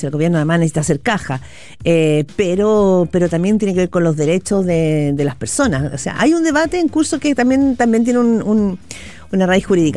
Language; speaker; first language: Spanish; native; Spanish